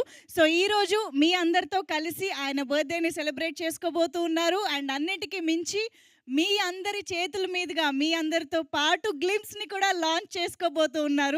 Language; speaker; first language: Telugu; native; Telugu